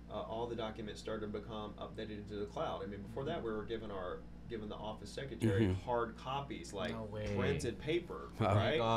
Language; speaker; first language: English; native; English